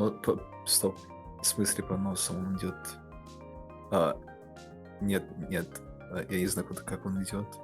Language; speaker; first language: Russian; early bilingual, heritage; Russian